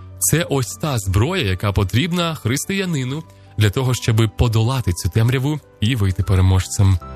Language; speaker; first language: Ukrainian; native; Ukrainian